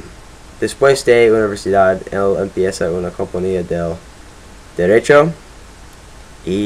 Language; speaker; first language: Spanish; non-native, learner; English